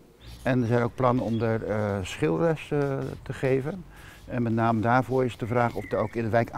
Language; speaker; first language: Dutch; native; Dutch